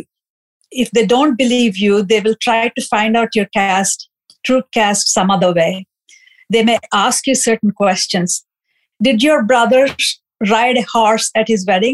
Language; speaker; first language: English; non-native, local second language; Telugu